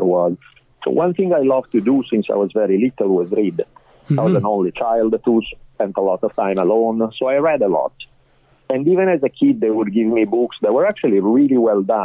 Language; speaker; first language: English; non-native, fluent; Italian